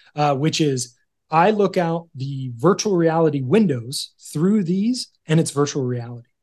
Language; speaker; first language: English; native; English